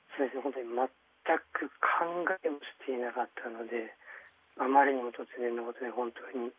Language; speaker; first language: Japanese; early bilingual, other home language; Chinese